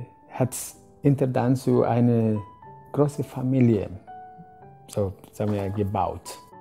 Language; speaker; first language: German; non-native, fluent; Spanish